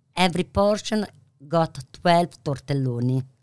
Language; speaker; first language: English; non-native, learner; Italian